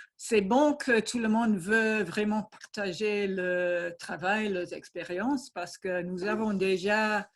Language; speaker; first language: French; non-native, fluent; English